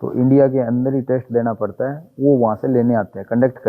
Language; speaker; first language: Hindi; native; Hindi